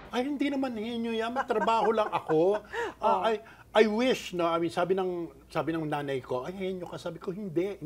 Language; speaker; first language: Filipino; native; Filipino